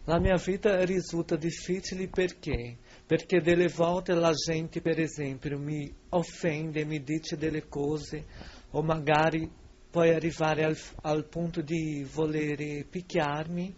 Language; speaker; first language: Italian; non-native, fluent; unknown